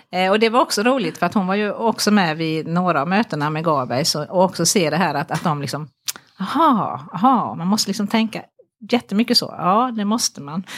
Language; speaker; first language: Swedish; native; Swedish